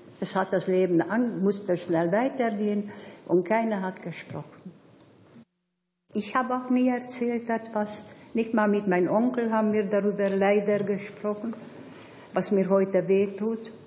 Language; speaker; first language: German; non-native, fluent; Hungarian